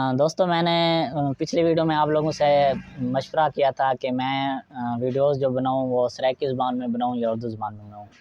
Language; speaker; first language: Urdu; non-native, local second language; Saraiki